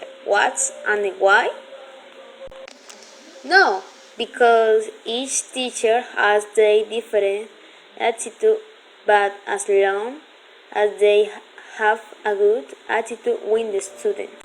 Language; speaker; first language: English; non-native, learner; Spanish